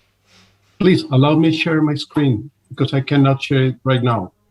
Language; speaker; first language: English; non-native, fluent; Spanish